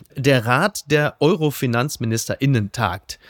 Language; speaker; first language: German; native; German